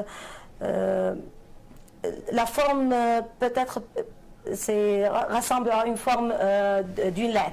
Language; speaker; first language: French; non-native, fluent; Arabic